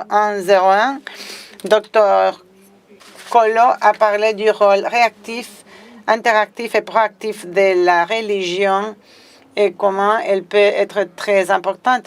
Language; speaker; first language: French; non-native, fluent; Spanish